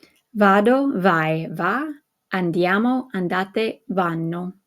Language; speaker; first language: Italian; non-native, fluent; English